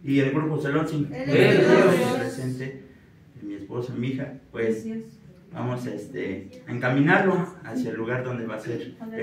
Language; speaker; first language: Spanish; native; Spanish